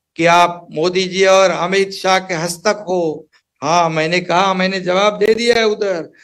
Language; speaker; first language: Hindi; non-native, local second language; Marathi